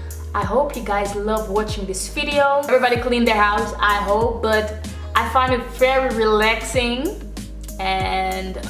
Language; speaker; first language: English; non-native, fluent; Dutch